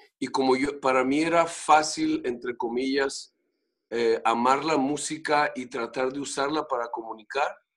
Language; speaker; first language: Spanish; native; Spanish